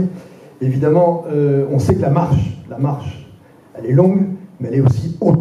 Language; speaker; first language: French; native; French